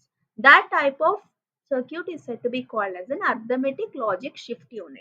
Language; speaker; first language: English; non-native, local second language; Telugu